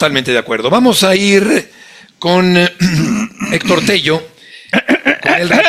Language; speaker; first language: Spanish; native; Spanish